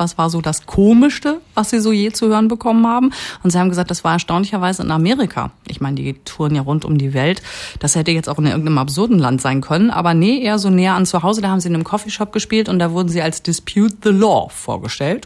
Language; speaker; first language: German; native; German